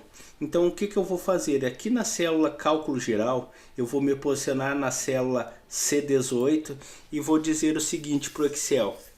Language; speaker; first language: Portuguese; native; Portuguese